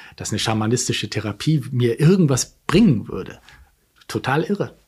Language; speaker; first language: German; native; German